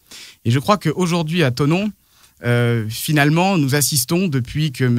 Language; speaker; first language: French; native; French